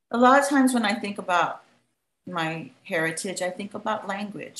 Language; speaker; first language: English; native; English